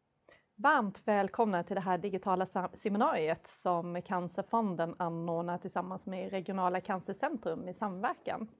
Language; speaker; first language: Swedish; native; Swedish